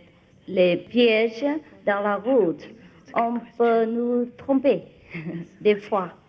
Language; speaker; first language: French; non-native, fluent; Vietnamese